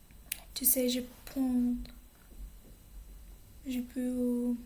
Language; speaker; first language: French; non-native, learner; English